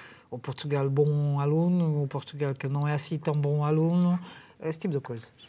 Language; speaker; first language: Portuguese; non-native, fluent; French